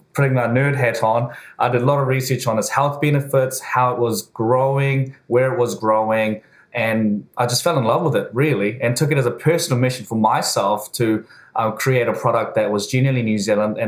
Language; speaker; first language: English; native; English